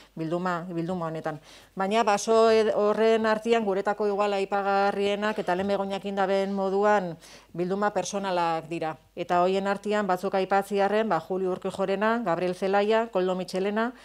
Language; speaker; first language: Basque; native; Basque